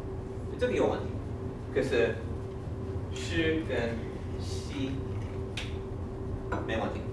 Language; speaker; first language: Chinese; non-native, fluent; English